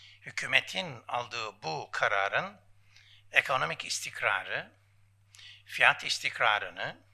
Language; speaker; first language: Turkish; native; Turkish